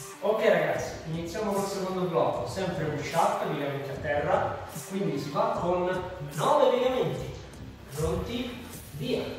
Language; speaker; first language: Italian; native; Italian